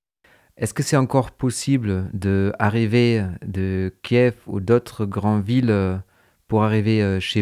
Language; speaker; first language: French; non-native, fluent; German